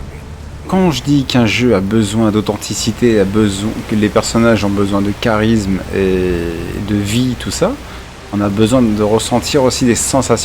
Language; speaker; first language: French; native; French